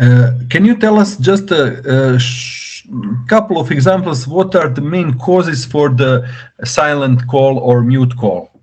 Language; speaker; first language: English; non-native, learner; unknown